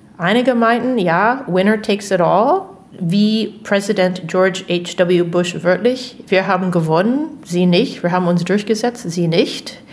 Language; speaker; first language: German; non-native, fluent; English